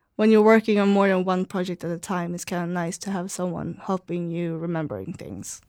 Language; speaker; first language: English; non-native, fluent; Swedish